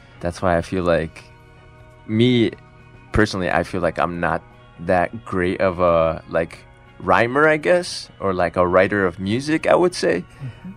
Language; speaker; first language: English; early bilingual, other home language; Spanish